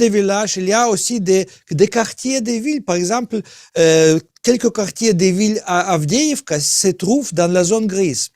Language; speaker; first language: French; non-native, learner; Russian